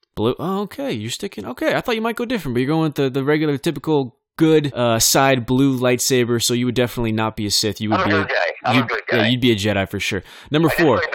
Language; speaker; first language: English; native; English